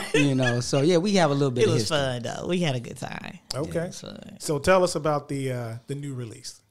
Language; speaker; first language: English; native; English